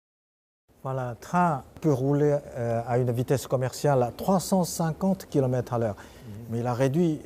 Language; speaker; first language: French; non-native, fluent; Chinese